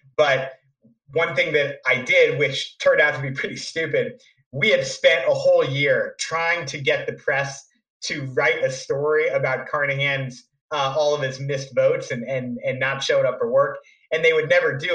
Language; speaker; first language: English; native; English